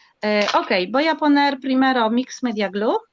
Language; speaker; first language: Spanish; non-native, learner; Polish